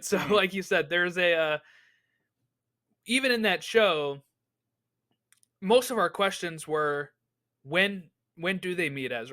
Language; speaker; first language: English; native; English